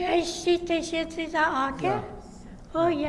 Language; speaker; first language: Polish; early bilingual, heritage; Polish